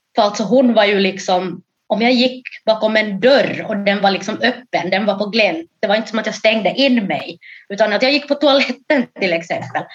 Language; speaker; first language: Swedish; native; Swedish